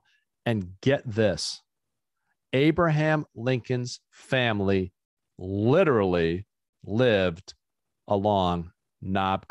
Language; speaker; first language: English; native; English